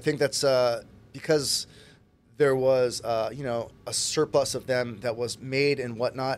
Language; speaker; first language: English; native; English